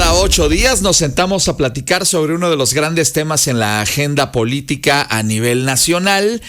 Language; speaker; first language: Spanish; native; Spanish